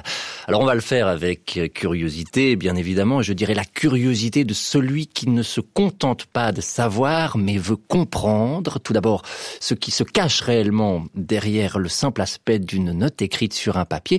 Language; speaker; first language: French; native; French